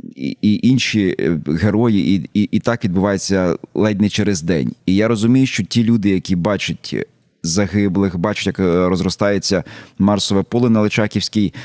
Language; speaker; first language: Ukrainian; native; Ukrainian